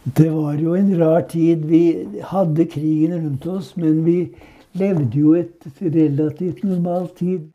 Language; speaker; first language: Norwegian; native; Norwegian